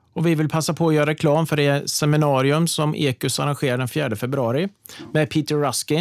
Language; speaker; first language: Swedish; native; Swedish